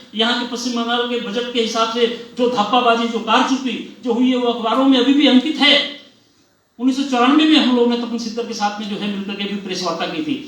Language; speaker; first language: Hindi; non-native, local second language; Bangla